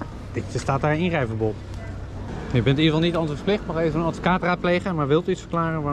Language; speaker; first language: Dutch; native; Dutch